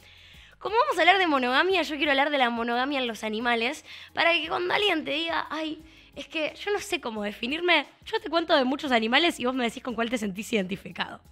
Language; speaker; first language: Spanish; native; Spanish